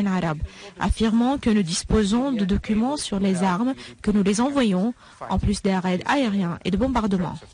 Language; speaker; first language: French; non-native, fluent; Arabic